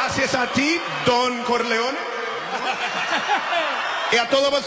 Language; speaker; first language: Spanish; non-native, learner; English